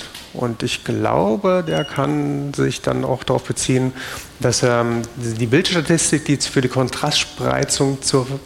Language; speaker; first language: German; native; German